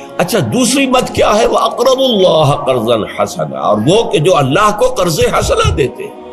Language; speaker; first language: Urdu; native; Urdu